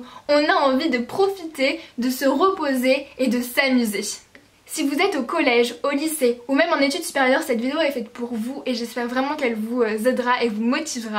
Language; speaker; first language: French; native; French